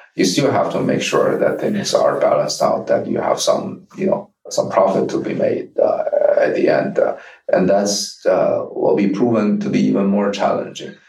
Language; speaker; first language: English; non-native, fluent; Chinese